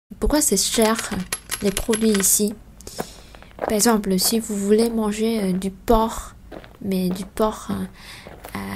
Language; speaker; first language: French; non-native, fluent; Vietnamese